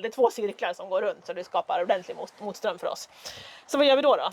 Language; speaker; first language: Swedish; native; Swedish